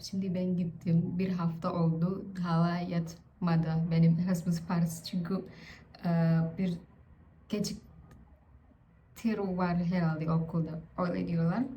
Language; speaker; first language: Turkish; non-native, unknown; Vietnamese